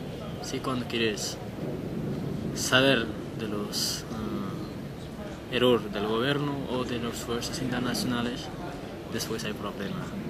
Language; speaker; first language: Spanish; non-native, learner; Persian